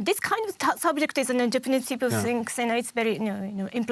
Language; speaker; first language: English; non-native, learner; Japanese